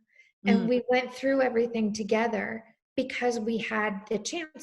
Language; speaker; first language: English; native; English